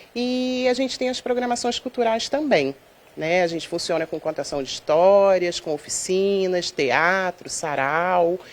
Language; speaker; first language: Portuguese; native; Portuguese